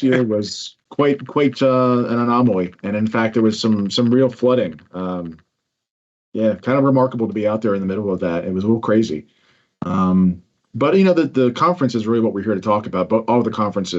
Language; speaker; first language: English; native; English